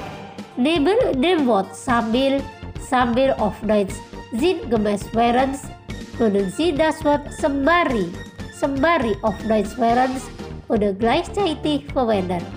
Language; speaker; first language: German; non-native, learner; Indonesian